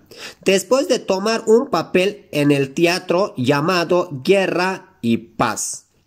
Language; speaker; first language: Spanish; non-native, fluent; Turkish